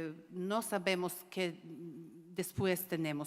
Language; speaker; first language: Spanish; non-native, learner; Ukrainian